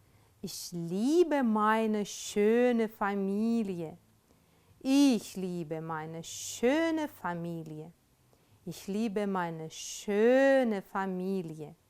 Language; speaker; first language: German; non-native, fluent; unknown